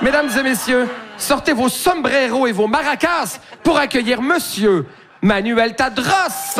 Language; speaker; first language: French; native; French